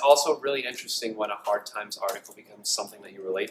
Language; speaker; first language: English; native; English